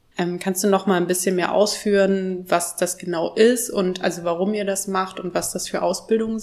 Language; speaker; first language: German; native; German